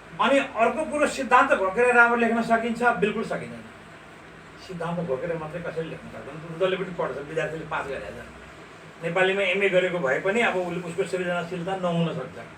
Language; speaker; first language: Nepali; native; Nepali